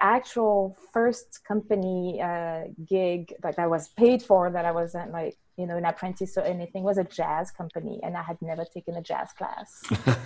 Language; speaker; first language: English; non-native, fluent; French